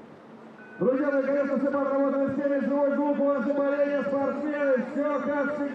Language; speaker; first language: Russian; native; Russian